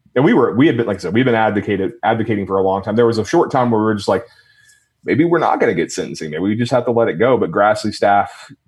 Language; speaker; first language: English; native; English